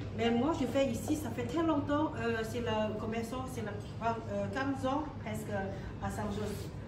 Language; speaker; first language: French; non-native, learner; Chinese